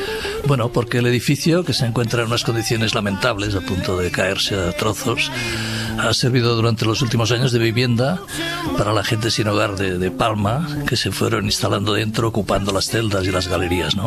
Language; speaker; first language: Spanish; native; Spanish